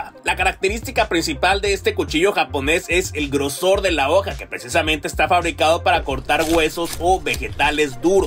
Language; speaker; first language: Spanish; native; Spanish